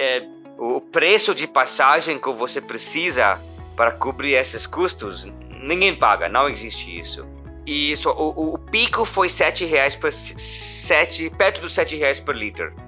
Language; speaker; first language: Portuguese; non-native, learner; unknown